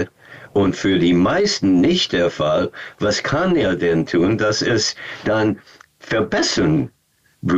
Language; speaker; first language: German; non-native, fluent; English